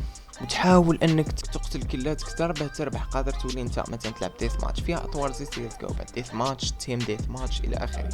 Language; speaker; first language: Arabic; native; Arabic